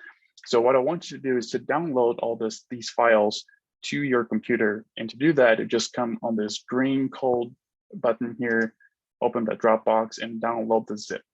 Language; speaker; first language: English; non-native, fluent; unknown